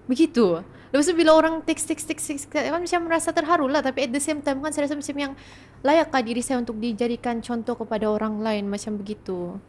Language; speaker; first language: Malay; native; Malay